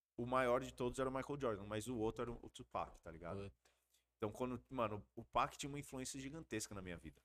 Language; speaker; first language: Portuguese; early bilingual, heritage; Portuguese